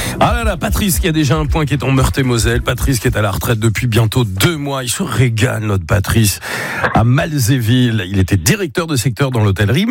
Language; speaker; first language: French; native; French